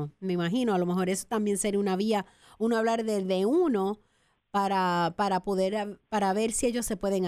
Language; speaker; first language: Spanish; native; Spanish